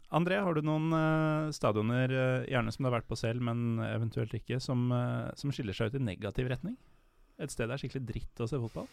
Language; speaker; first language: Norwegian; native; Norwegian